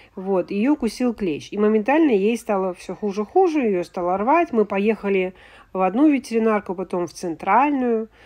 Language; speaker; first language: Russian; native; Russian